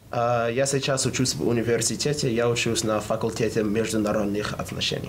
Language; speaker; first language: Russian; non-native, fluent; English